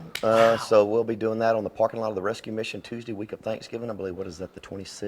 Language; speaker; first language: English; native; English